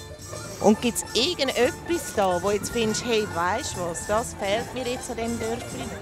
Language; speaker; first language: German; native; German